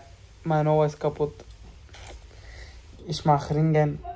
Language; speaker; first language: German; non-native, learner; Bulgarian